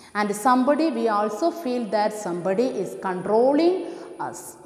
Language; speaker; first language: English; non-native, local second language; Malayalam